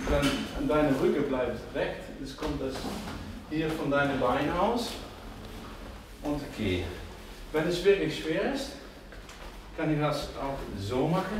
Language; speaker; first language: German; non-native, fluent; Dutch